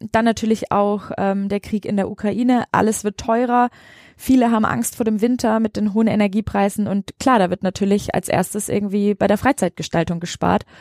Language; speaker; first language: German; native; German